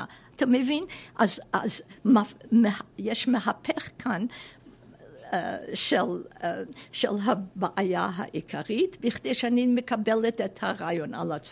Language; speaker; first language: Hebrew; non-native, fluent; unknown